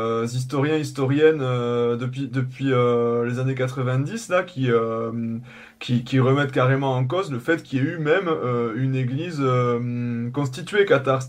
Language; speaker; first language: French; native; French